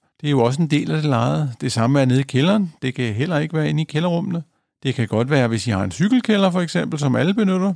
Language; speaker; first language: Danish; native; Danish